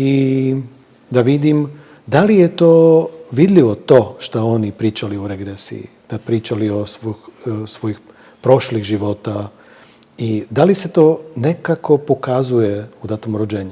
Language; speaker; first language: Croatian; non-native, fluent; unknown